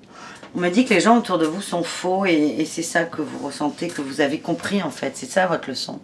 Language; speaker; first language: French; native; French